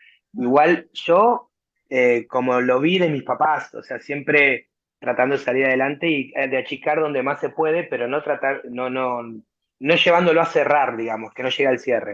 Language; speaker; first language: Spanish; native; Spanish